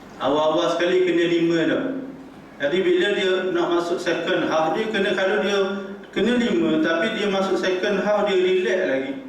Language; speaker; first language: Malay; native; Malay